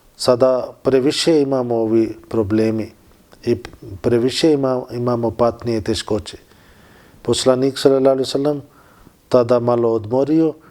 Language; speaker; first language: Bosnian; non-native, learner; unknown